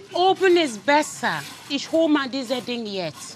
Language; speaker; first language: German; non-native, learner; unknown